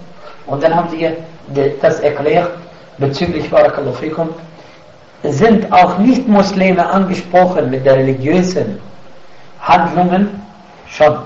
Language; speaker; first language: German; non-native, fluent; Arabic